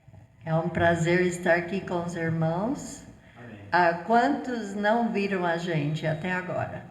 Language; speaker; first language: Portuguese; non-native, fluent; English